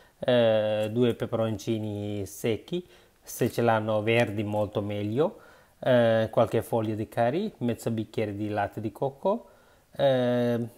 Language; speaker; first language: Italian; non-native, learner; Sinhala